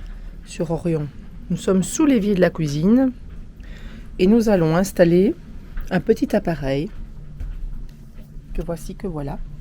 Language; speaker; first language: French; native; French